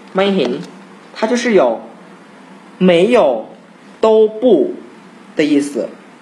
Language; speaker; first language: Chinese; non-native, fluent; Thai